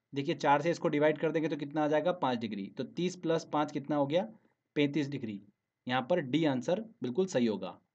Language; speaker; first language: Hindi; native; Hindi